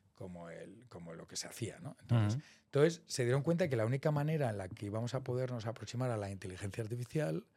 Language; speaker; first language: Spanish; native; Spanish